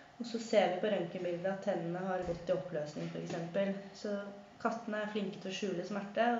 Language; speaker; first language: Norwegian; native; Norwegian